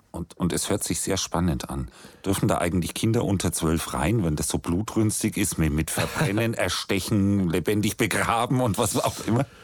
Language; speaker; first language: German; native; German